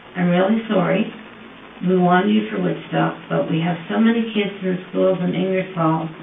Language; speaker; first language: English; native; English